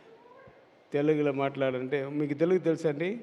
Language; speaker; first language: Telugu; non-native, learner; Tamil